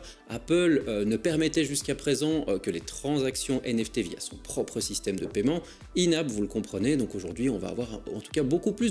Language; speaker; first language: French; native; French